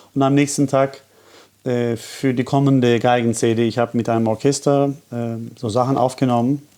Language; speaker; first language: German; non-native, fluent; Turkish